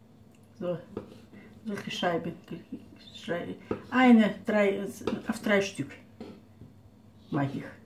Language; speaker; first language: German; non-native, fluent; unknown